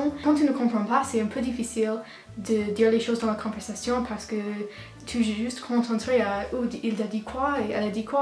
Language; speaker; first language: French; non-native, learner; English